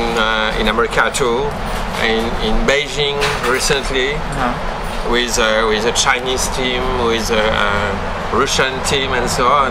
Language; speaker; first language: English; non-native, learner; French